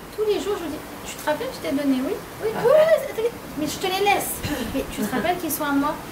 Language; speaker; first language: French; native; French